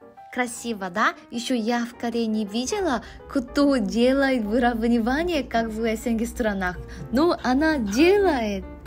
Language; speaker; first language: Russian; non-native, fluent; Korean